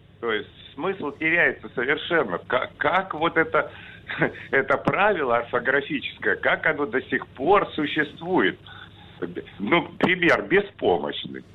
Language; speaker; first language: Russian; native; Russian